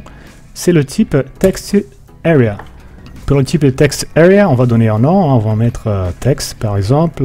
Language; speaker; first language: French; non-native, fluent; Portuguese